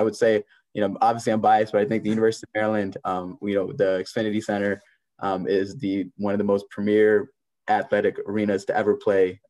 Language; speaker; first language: English; native; English